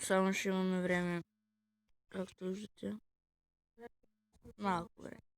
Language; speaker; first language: Bulgarian; native; Bulgarian